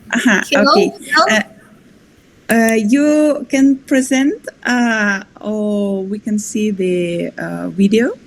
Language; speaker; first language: English; non-native, learner; Spanish